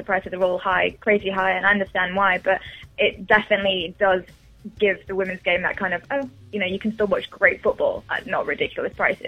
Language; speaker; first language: English; native; English